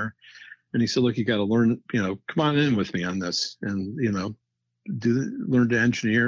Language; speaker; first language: English; native; English